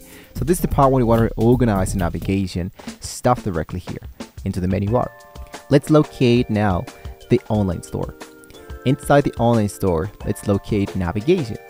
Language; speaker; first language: English; non-native, fluent; Spanish